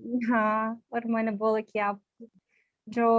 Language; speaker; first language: Hindi; non-native, learner; Russian